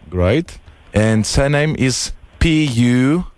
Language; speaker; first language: English; non-native, learner; Lithuanian